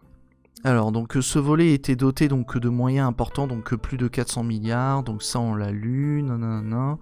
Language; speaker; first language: French; native; French